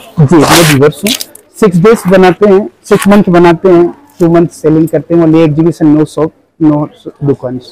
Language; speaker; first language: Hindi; non-native, local second language; Assamese